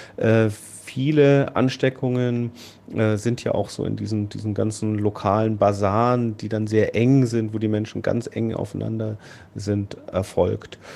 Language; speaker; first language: German; native; German